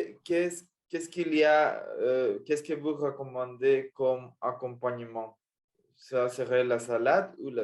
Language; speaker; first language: French; non-native, learner; Spanish